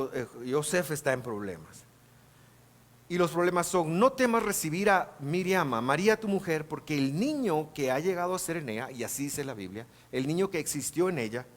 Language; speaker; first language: Spanish; native; Spanish